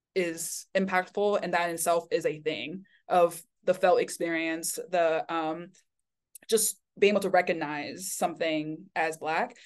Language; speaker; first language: English; early bilingual, other home language; Chinese